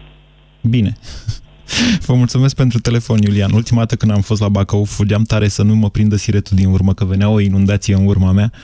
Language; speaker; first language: Romanian; native; Romanian